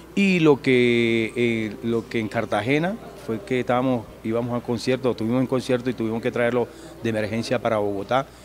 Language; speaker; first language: Spanish; native; Spanish